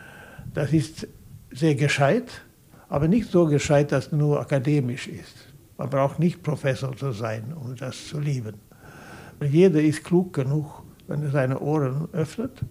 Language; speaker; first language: German; non-native, fluent; Swedish